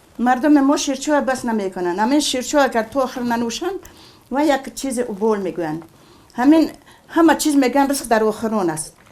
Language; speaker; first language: Tajik; non-native, local second language; Shughni